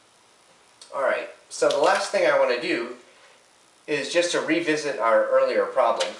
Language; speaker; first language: English; native; English